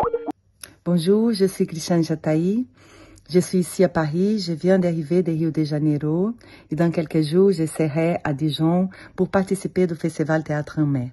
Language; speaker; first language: French; non-native, fluent; Portuguese